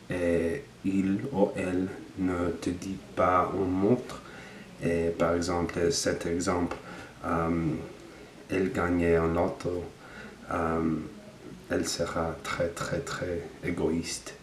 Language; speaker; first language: French; non-native, learner; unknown